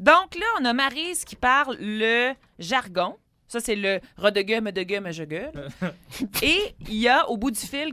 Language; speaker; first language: French; native; French